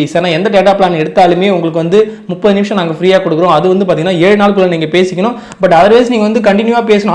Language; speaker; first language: Tamil; native; Tamil